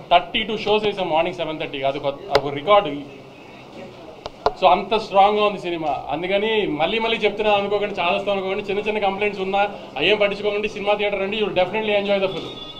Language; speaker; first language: Telugu; native; Telugu